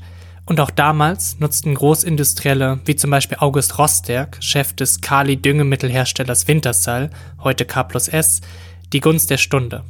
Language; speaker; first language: German; native; German